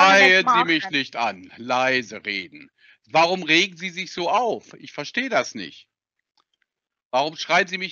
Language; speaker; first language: German; native; German